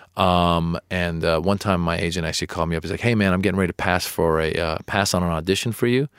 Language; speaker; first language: English; early bilingual, other home language; Persian